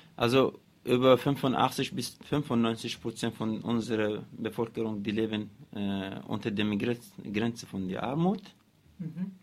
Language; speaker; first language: German; non-native, learner; Arabic